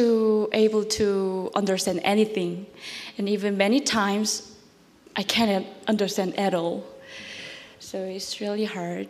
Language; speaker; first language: English; non-native, learner; Korean